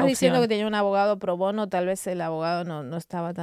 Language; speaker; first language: Spanish; native; Spanish